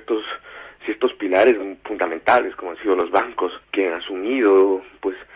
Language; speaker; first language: Spanish; native; Spanish